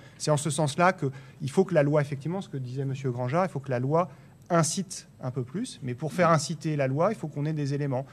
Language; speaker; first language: French; native; French